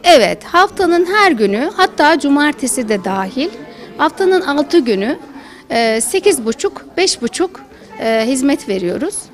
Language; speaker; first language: Turkish; native; Turkish